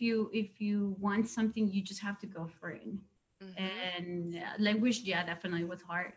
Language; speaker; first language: English; non-native, fluent; Spanish